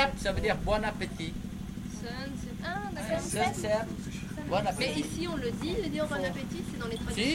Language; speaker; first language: French; non-native, learner; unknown